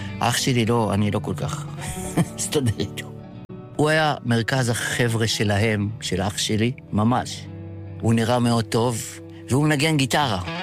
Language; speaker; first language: Hebrew; early bilingual, other home language; Yiddish